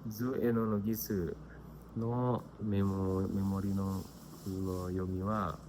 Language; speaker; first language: Japanese; non-native, learner; Indonesian